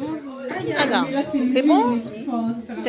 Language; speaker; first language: French; native; French